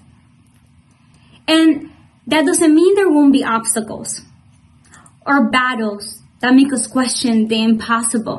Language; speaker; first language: English; non-native, fluent; Spanish